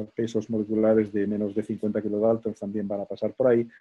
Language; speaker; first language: Spanish; native; Spanish